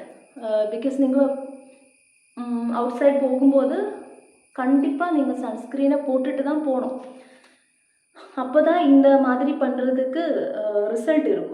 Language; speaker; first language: Tamil; non-native, learner; Malayalam